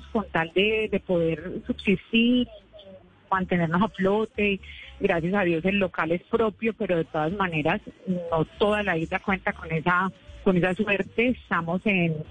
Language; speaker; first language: Spanish; native; Spanish